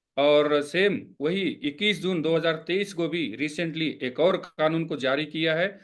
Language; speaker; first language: Hindi; non-native, local second language; Kannada